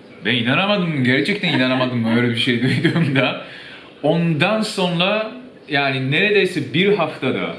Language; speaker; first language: Turkish; non-native, fluent; Japanese